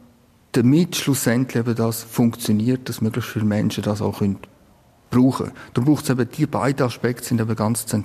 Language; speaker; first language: German; native; German